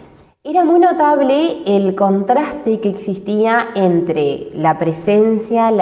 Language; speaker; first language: Spanish; native; Spanish